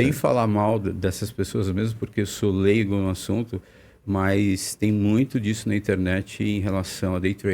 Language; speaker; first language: Portuguese; native; Portuguese